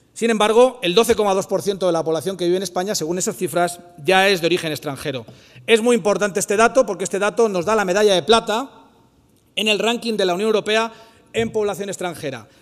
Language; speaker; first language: Spanish; native; Spanish